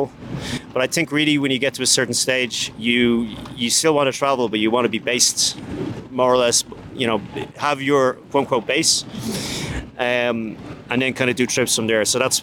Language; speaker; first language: English; native; English